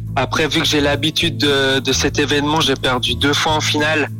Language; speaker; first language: French; native; French